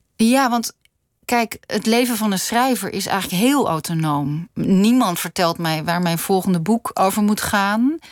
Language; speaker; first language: Dutch; native; Dutch